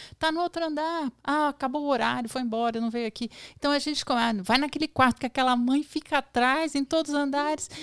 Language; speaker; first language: Portuguese; native; Portuguese